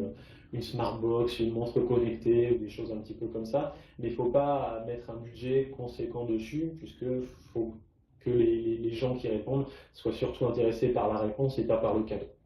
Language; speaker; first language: French; native; French